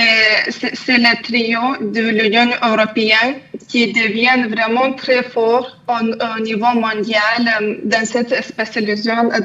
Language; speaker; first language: French; non-native, fluent; Lithuanian